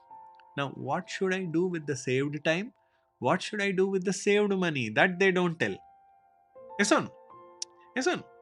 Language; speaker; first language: English; non-native, local second language; Hindi